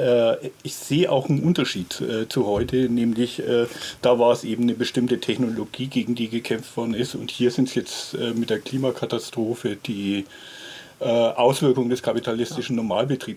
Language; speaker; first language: German; native; German